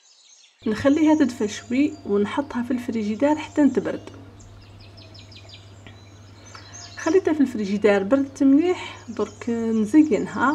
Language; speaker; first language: Arabic; native; Arabic